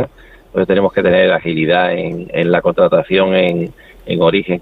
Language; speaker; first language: Spanish; native; Spanish